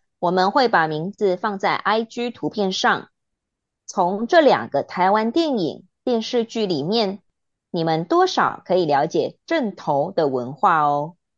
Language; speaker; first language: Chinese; native; Chinese